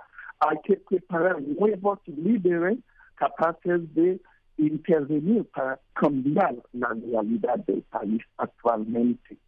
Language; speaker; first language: Spanish; non-native, fluent; Haitian Creole